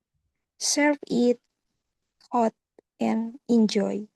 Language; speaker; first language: English; non-native, learner; Indonesian